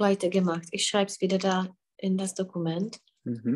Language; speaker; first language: German; non-native, fluent; Czech